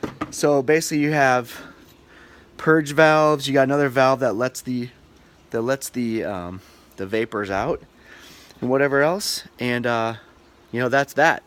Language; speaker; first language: English; native; English